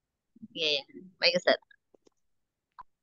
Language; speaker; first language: Malay; native; Malay